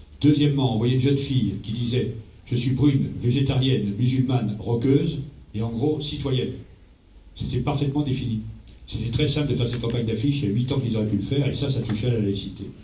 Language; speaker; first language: French; native; French